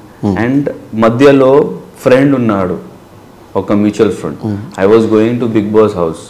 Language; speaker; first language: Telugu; non-native, learner; Hindi